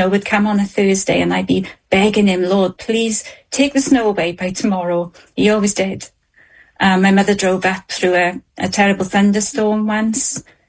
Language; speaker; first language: English; native; English